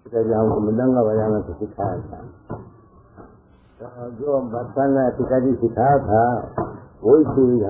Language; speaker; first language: Hindi; non-native, local second language; Bangla